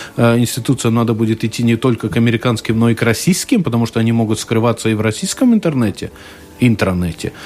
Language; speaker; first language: Russian; non-native, local second language; Latvian